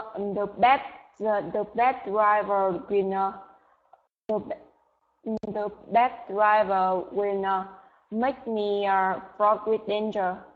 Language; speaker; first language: English; non-native, learner; Vietnamese